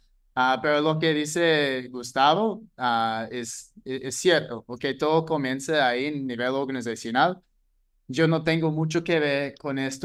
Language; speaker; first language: Spanish; non-native, fluent; English